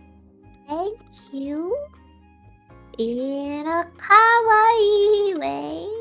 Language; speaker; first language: English; non-native, fluent; Indonesian